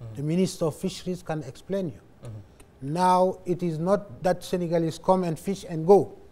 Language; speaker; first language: English; non-native, fluent; Wolof